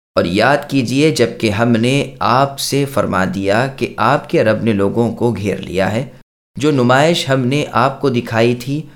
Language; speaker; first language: Urdu; native; Urdu